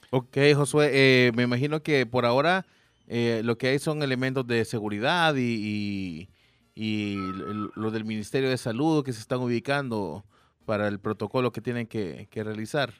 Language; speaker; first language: Spanish; native; Spanish